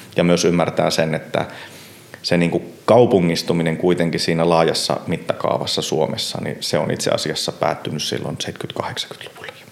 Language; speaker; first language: Finnish; native; Finnish